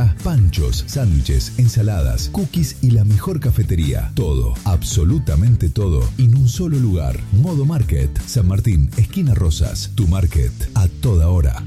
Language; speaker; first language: Spanish; native; Spanish